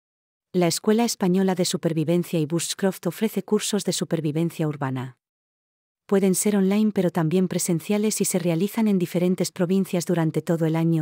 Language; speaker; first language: Spanish; native; Spanish